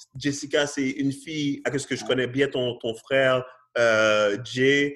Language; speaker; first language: French; native; French